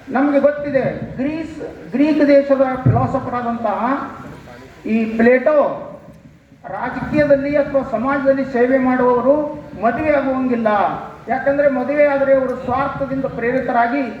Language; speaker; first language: Kannada; non-native, local second language; Lambadi